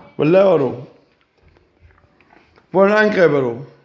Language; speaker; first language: Danish; non-native, learner; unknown